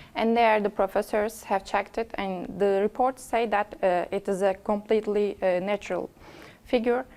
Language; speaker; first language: English; non-native, fluent; Turkish